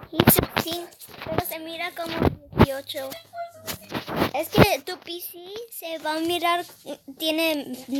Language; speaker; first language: Spanish; early bilingual, heritage; Spanish